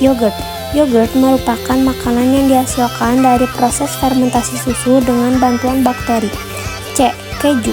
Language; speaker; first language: Indonesian; native; Indonesian